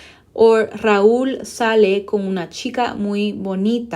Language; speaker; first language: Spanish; non-native, fluent; English